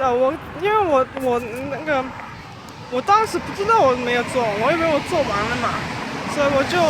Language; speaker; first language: Chinese; early bilingual, heritage; Chinese